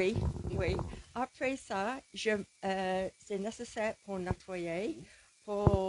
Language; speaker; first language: French; non-native, learner; English